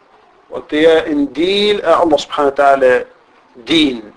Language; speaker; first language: Danish; non-native, fluent; Arabic